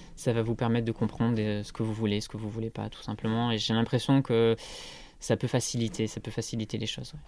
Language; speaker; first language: French; native; French